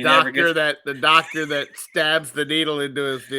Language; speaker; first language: English; native; English